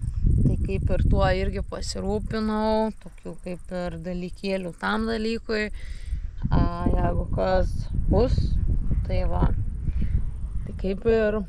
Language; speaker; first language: Lithuanian; native; Lithuanian